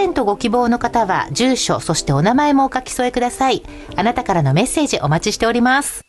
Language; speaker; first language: Japanese; native; Japanese